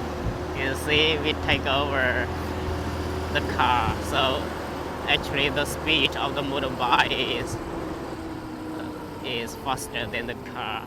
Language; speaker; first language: English; non-native, fluent; Chinese